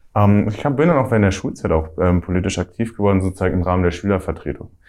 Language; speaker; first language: German; native; German